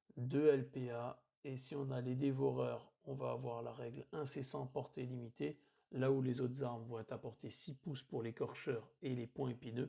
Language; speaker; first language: French; native; French